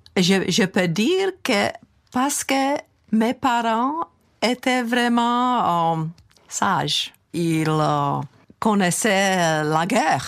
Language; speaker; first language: French; non-native, fluent; Czech